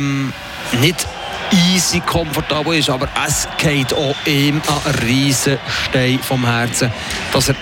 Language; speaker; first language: German; native; German